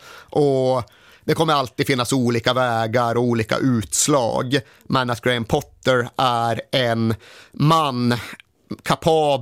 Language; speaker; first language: Swedish; native; Swedish